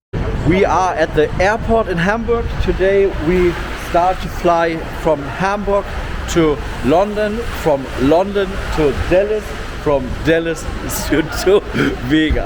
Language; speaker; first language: English; non-native, learner; German